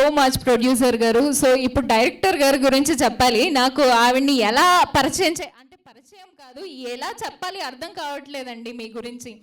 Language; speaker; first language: Telugu; native; Telugu